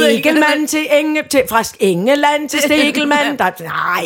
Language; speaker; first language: Danish; native; Danish